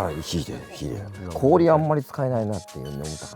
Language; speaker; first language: Japanese; native; Japanese